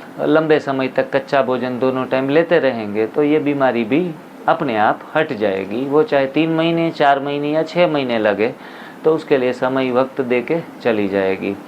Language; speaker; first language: Hindi; non-native, local second language; Gujarati